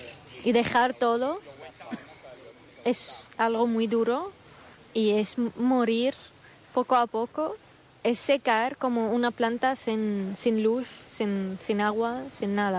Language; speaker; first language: Spanish; non-native, fluent; Arabic